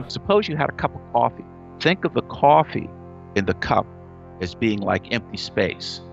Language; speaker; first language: English; native; English